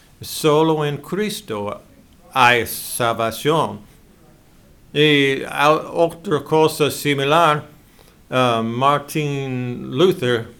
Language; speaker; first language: Spanish; non-native, learner; English